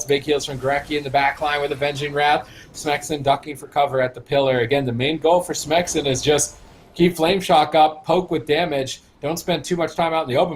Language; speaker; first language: English; native; English